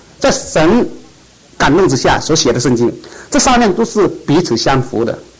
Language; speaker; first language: Chinese; non-native, local second language; Cantonese